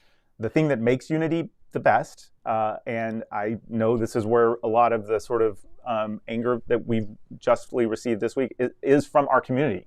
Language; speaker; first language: English; native; English